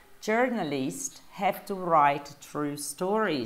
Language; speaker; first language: English; non-native, fluent; Italian